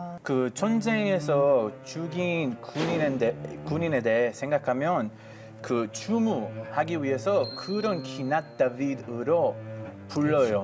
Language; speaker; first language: Korean; non-native, fluent; Hebrew